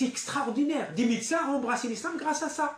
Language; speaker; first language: French; non-native, local second language; Arabic